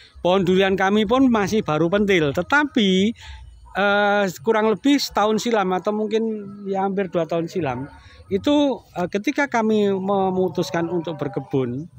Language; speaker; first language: Indonesian; native; Indonesian